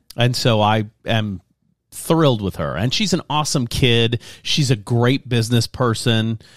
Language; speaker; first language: English; native; English